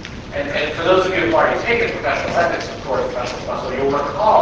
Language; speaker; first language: English; native; English